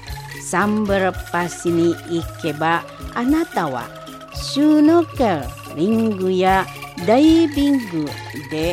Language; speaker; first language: Japanese; non-native, fluent; Indonesian